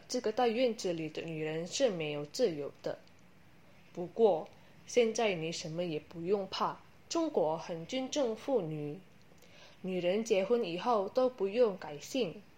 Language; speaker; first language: Chinese; non-native, learner; Indonesian